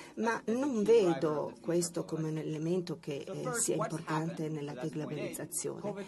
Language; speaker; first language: Italian; non-native, fluent; Catalan